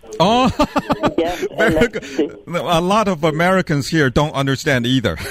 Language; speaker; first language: English; non-native, fluent; Chinese